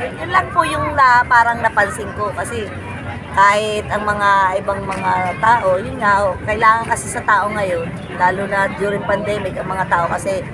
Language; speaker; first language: Filipino; native; Filipino